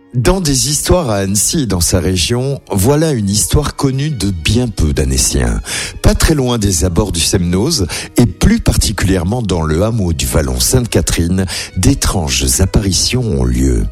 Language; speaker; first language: French; native; French